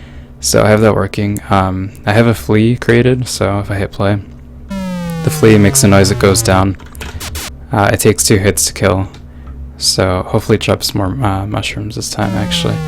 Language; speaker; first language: English; native; English